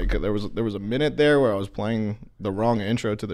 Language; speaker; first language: English; native; English